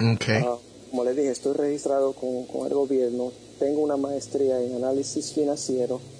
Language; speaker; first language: Spanish; early bilingual, heritage; Spanish